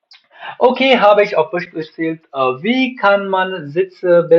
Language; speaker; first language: German; non-native, fluent; Pashto